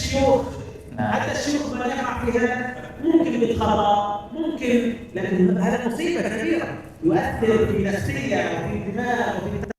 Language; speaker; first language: Arabic; native; Arabic